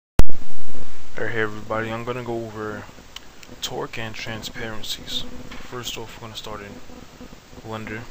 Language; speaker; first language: English; native; English